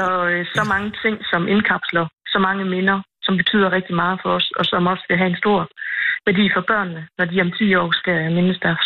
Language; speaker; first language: Danish; native; Danish